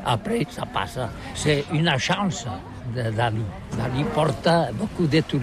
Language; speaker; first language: French; non-native, learner; Catalan